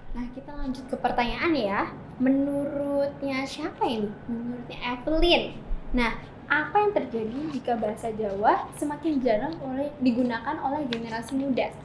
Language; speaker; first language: Indonesian; native; Indonesian